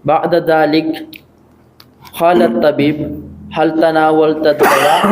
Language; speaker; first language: Arabic; non-native, learner; Filipino